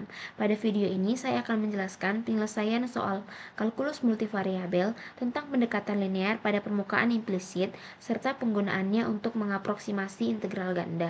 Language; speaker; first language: Indonesian; native; Indonesian